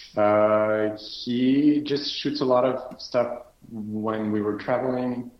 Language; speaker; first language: English; native; English